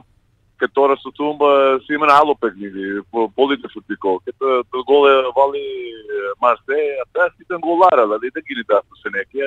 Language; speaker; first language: Greek; non-native, learner; Portuguese